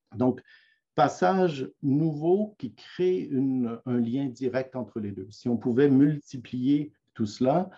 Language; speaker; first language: French; native; French